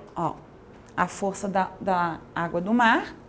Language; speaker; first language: Portuguese; native; Portuguese